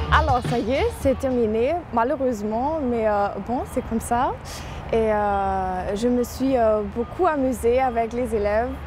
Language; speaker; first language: French; non-native, fluent; German